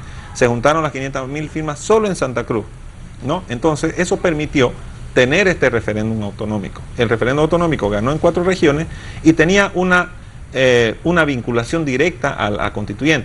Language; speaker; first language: Spanish; native; Spanish